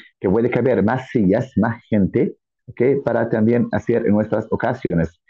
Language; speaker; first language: Spanish; non-native, fluent; Arabic